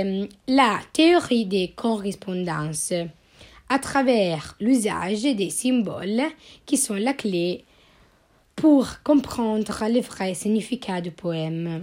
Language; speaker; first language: French; non-native, learner; Italian